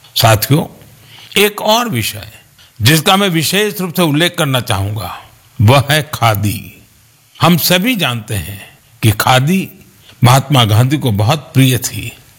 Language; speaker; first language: Hindi; non-native, local second language; Gujarati